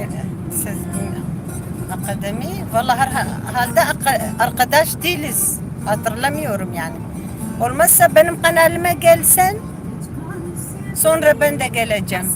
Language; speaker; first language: Turkish; non-native, local second language; Kurdish